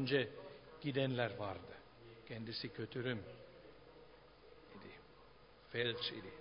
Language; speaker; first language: Turkish; non-native, fluent; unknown